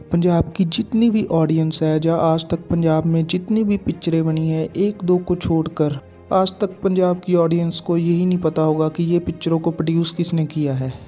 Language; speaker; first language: Hindi; non-native, local second language; Punjabi